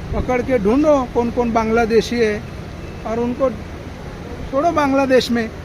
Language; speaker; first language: Hindi; non-native, local second language; Marathi